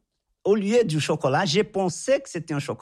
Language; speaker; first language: French; non-native, fluent; Portuguese